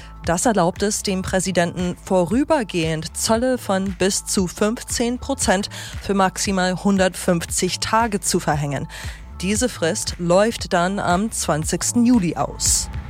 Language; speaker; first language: German; non-native, fluent; English